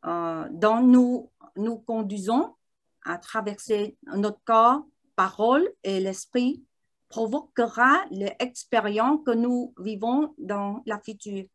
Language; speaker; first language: French; non-native, learner; Vietnamese